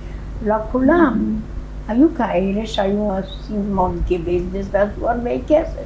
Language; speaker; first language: Hebrew; non-native, fluent; Polish